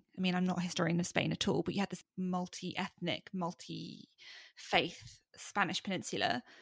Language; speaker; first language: English; native; English